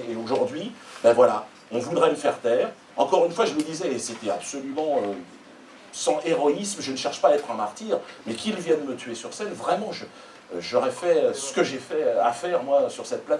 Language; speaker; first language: French; native; French